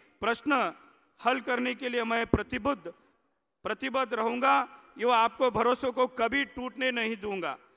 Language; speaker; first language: Hindi; non-native, local second language; Marathi